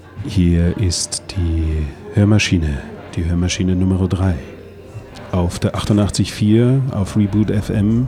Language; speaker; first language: German; native; German